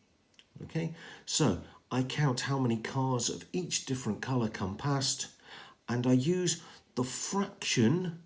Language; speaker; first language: English; native; English